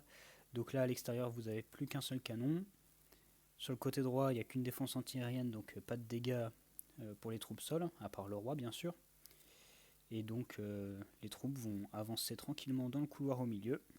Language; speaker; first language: French; native; French